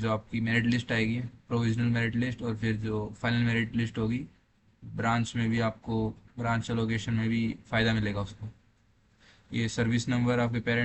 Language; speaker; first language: Hindi; native; Hindi